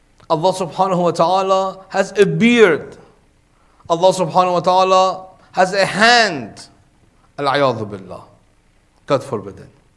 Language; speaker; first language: English; non-native, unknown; Persian